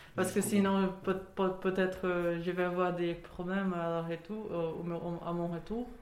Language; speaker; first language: French; non-native, fluent; Portuguese